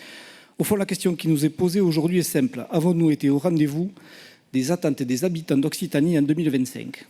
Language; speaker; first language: French; native; French